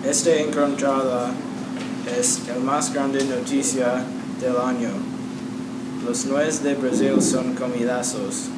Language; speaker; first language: Spanish; non-native, learner; English